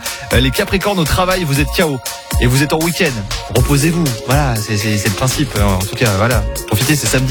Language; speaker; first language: French; native; French